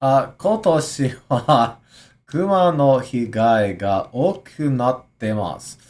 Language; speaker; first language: Japanese; non-native, learner; English